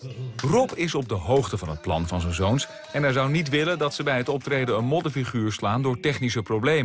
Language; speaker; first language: Dutch; native; Dutch